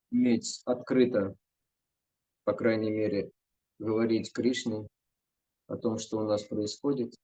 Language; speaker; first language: Russian; native; Russian